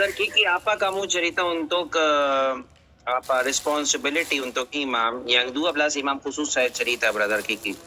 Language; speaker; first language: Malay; non-native, learner; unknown